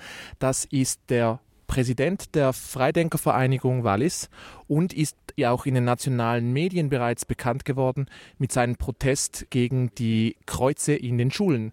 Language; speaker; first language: German; native; German